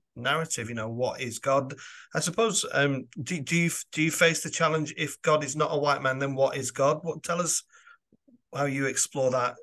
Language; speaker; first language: English; native; English